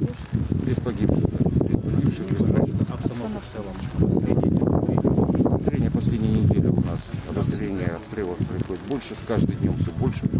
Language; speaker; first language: Russian; native; Russian